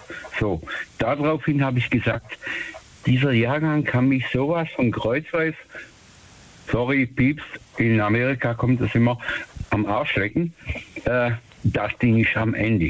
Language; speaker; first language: German; native; German